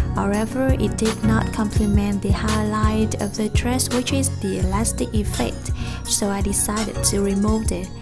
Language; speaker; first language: English; non-native, fluent; Vietnamese